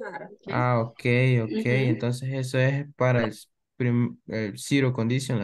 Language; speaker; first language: Spanish; native; Spanish